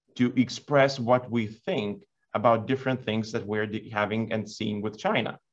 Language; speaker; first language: English; non-native, fluent; Lithuanian